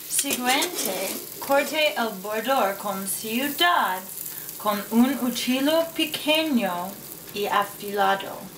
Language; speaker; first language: Spanish; non-native, learner; English